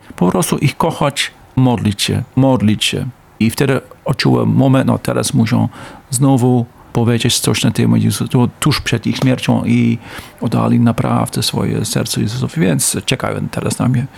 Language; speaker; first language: Polish; non-native, learner; Dutch